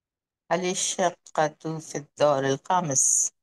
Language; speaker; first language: Arabic; non-native, learner; Urdu